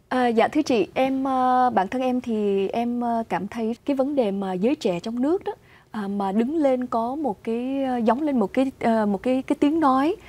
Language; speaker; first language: Vietnamese; early bilingual, heritage; Vietnamese